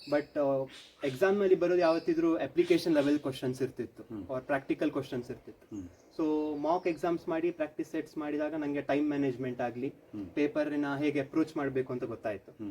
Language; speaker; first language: Kannada; native; Kannada